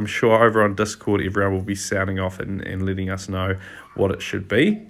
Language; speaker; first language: English; native; English